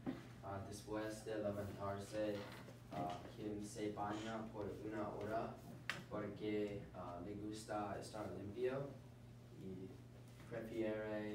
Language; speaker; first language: Spanish; non-native, learner; English